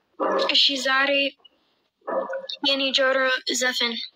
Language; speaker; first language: Amharic; non-native, learner; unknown